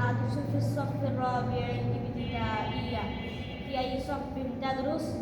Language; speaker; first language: Arabic; non-native, learner; Bangla